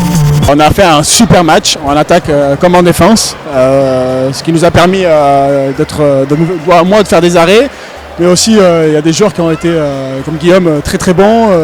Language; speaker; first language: French; native; French